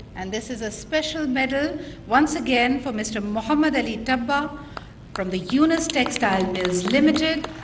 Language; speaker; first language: English; non-native, local second language; Urdu